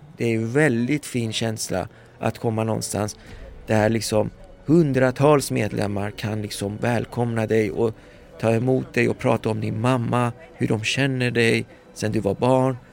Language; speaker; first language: Swedish; early bilingual, other home language; Persian